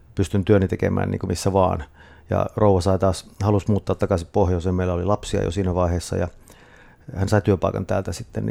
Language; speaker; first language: Finnish; native; Finnish